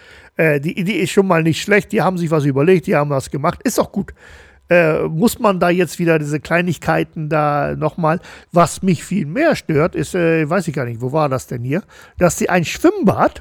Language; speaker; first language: German; native; German